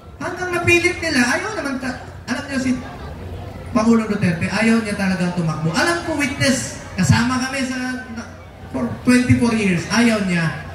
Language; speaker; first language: Filipino; non-native, local second language; Cebuano